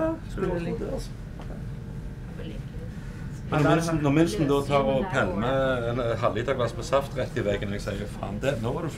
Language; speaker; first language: Norwegian; native; Norwegian